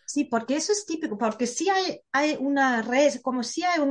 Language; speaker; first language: Spanish; non-native, fluent; German